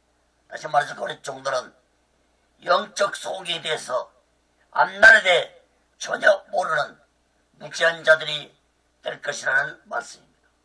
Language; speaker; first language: Korean; native; Korean